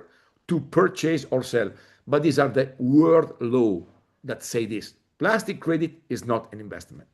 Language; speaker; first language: English; non-native, fluent; Italian